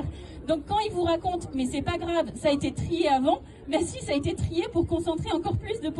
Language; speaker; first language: French; native; French